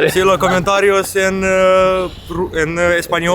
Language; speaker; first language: Spanish; non-native, learner; Romanian